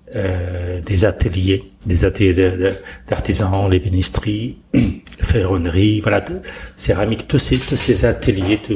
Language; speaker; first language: French; non-native, fluent; Portuguese